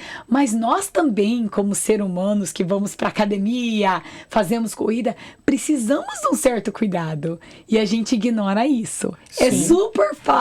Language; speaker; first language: Portuguese; native; Portuguese